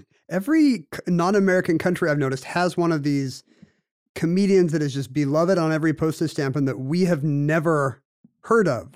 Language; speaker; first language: English; native; English